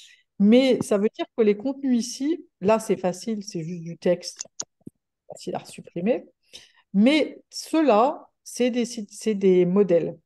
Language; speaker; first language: French; native; French